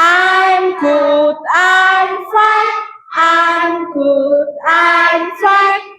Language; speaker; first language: English; non-native, learner; Indonesian